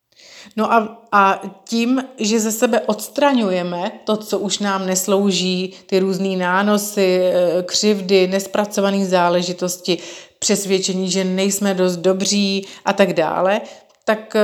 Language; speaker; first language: Czech; native; Czech